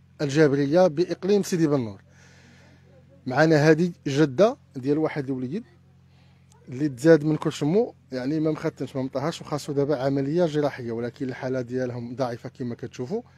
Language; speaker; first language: Arabic; native; Arabic